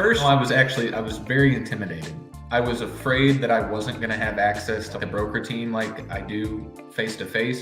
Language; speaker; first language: English; native; English